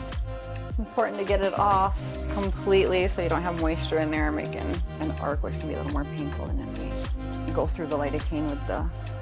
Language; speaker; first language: English; native; English